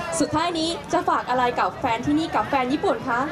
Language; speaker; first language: Thai; native; Thai